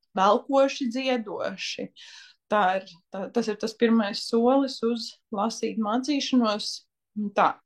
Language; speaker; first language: Latvian; native; Latvian